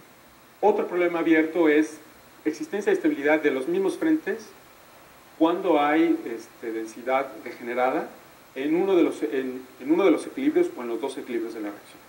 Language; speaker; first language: Spanish; native; Spanish